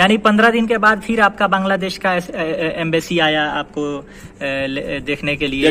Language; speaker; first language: Hindi; native; Hindi